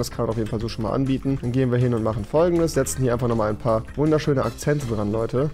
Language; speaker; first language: German; native; German